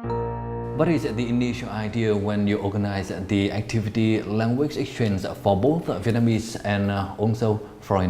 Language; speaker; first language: English; non-native, fluent; Vietnamese